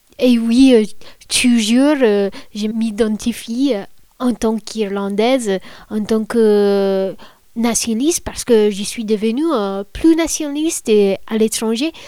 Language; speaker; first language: French; non-native, fluent; English